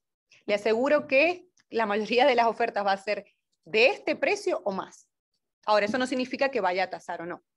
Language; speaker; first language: Spanish; native; Spanish